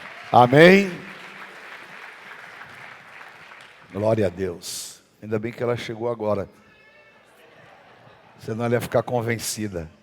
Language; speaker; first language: Portuguese; native; Portuguese